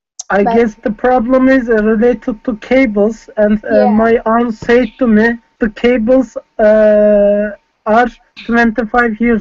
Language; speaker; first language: English; non-native, fluent; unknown